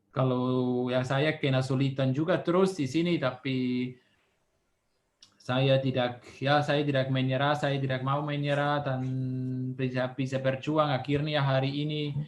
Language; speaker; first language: Indonesian; non-native, fluent; Swiss German